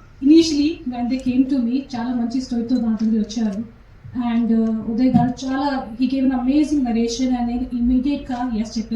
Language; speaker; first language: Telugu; non-native, local second language; Hindi